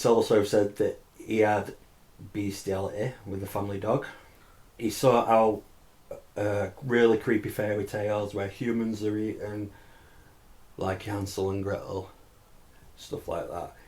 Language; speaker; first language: English; native; English